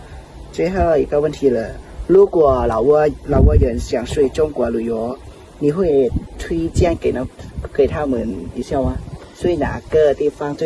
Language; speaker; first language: Chinese; non-native, learner; Lao